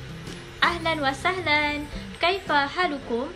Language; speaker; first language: Arabic; non-native, learner; Malay